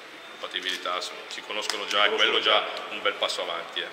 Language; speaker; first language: Italian; native; Italian